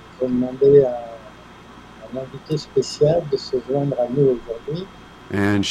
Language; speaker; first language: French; non-native, fluent; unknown